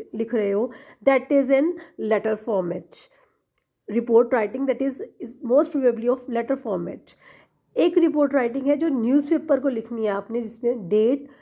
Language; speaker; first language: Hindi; non-native, local second language; Punjabi